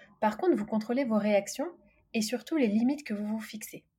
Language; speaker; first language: French; native; French